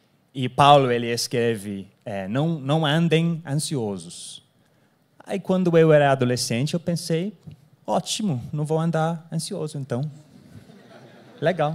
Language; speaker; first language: Portuguese; non-native, fluent; English